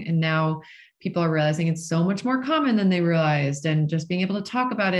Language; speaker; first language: English; native; English